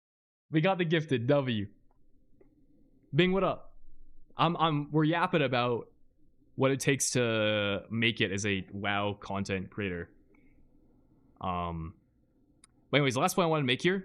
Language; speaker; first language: English; native; English